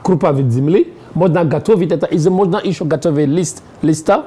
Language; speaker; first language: Russian; non-native, learner; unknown